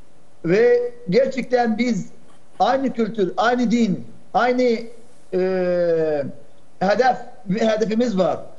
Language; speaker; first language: Turkish; non-native, fluent; Arabic